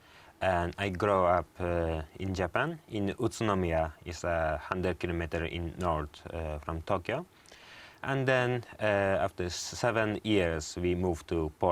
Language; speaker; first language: English; non-native, learner; Japanese